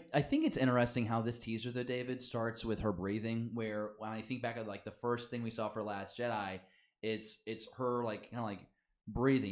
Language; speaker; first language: English; native; English